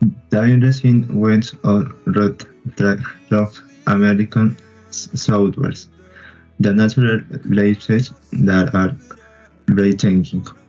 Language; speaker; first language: English; non-native, learner; Spanish